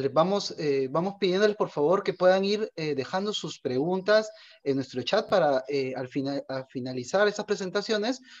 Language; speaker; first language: Spanish; native; Spanish